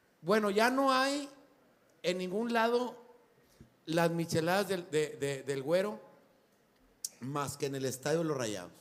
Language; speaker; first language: Spanish; native; Spanish